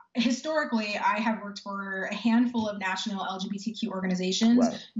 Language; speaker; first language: English; native; English